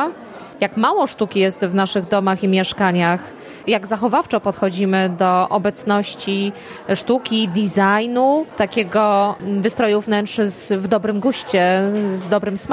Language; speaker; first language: Polish; native; Polish